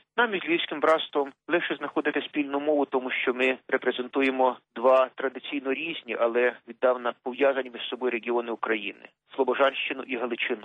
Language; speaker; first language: Ukrainian; native; Ukrainian